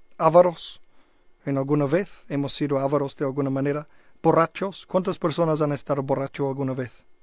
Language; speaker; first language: Spanish; non-native, fluent; English